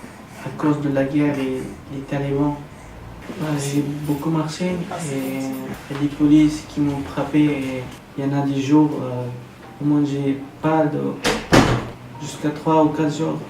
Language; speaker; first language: French; non-native, learner; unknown